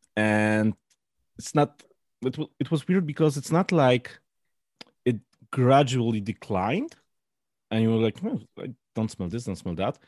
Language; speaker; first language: English; non-native, fluent; Polish